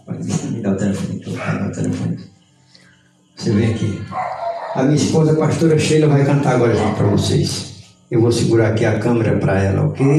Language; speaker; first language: Portuguese; native; Portuguese